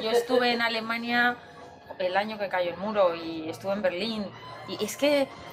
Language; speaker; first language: Spanish; native; Spanish